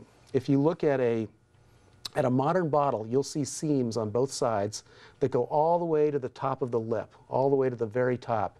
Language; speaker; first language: English; native; English